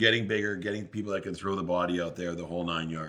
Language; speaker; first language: English; native; English